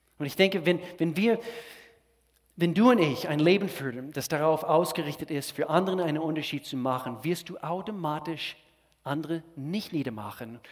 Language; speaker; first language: German; non-native, fluent; English